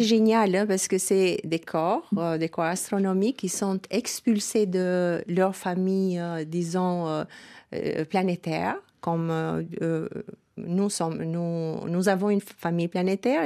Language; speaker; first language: French; non-native, fluent; Albanian